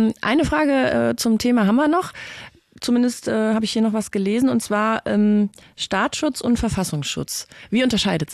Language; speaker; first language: German; native; German